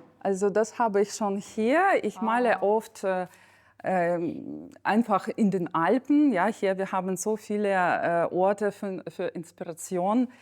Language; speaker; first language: German; non-native, fluent; Ukrainian